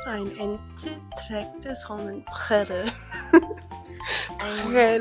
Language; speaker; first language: German; non-native, learner; Korean